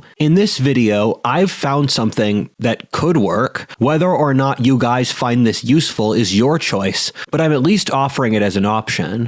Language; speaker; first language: English; native; English